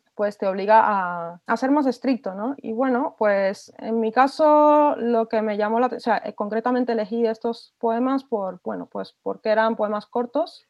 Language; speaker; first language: Spanish; native; Spanish